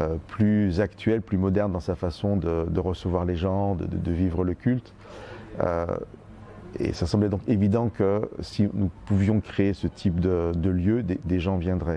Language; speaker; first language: French; native; French